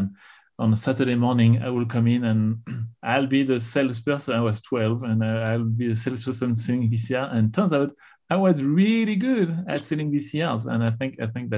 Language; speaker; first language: English; non-native, fluent; French